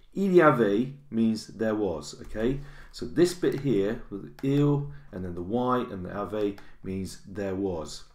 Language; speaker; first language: English; native; English